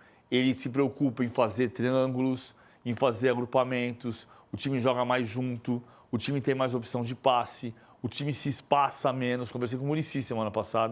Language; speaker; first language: Portuguese; native; Portuguese